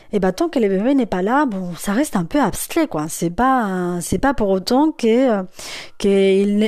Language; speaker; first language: French; non-native, fluent; Spanish